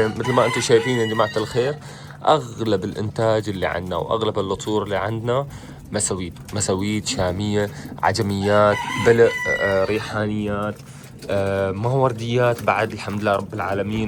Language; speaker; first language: Arabic; native; Arabic